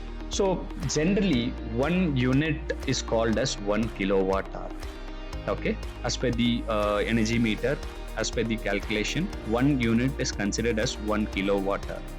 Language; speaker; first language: English; non-native, local second language; Tamil